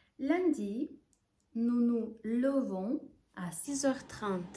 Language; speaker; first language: French; non-native, fluent; Ukrainian